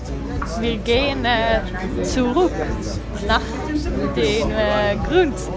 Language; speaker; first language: German; non-native, learner; Dutch